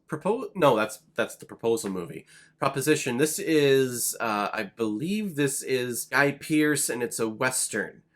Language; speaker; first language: English; native; English